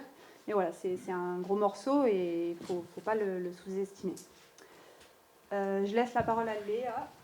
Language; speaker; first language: French; native; French